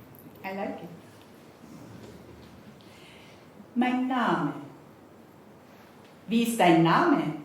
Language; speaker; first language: German; non-native, fluent; Persian